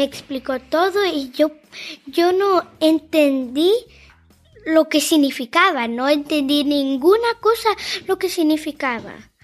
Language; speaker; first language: Spanish; early bilingual, heritage; Spanish